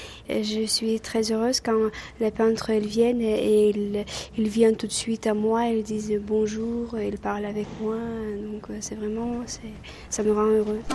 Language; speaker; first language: French; non-native, fluent; Russian